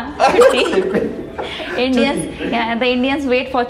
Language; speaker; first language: English; non-native, local second language; Hindi